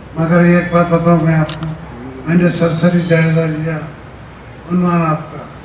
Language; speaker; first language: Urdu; native; Urdu